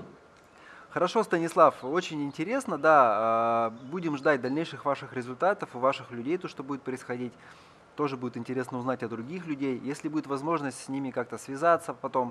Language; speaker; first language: Russian; native; Russian